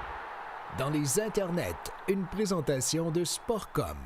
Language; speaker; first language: French; native; French